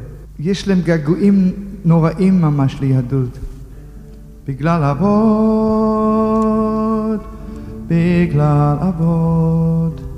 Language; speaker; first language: Hebrew; non-native, fluent; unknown